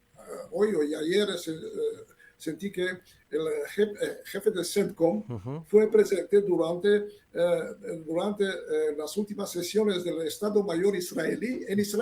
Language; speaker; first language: Spanish; non-native, fluent; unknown